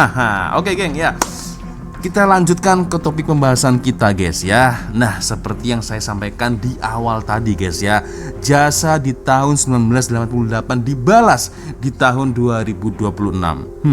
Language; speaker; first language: Indonesian; native; Indonesian